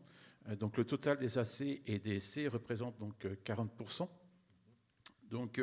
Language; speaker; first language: French; native; French